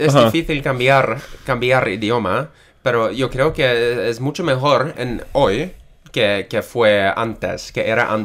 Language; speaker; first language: Spanish; non-native, fluent; English